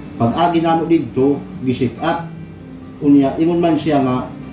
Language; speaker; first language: Cebuano; non-native, local second language; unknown